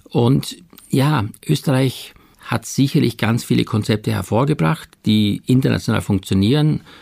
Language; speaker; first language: German; native; German